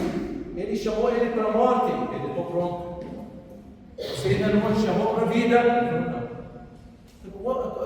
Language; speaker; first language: Portuguese; non-native, fluent; Arabic